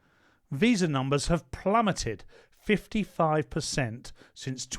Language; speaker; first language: English; native; English